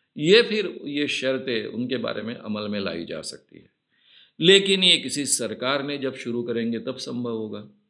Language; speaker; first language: Hindi; non-native, local second language; Marathi